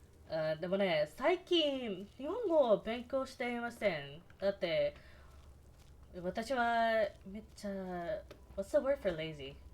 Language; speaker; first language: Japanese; non-native, learner; English